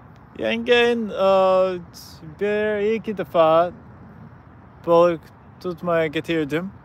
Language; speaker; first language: Turkish; non-native, learner; English